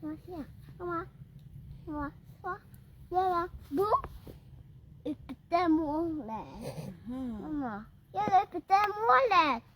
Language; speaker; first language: Swedish; early bilingual, other home language; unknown